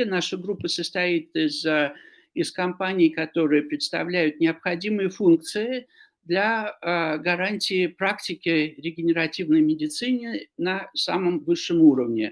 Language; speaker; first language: Russian; non-native, fluent; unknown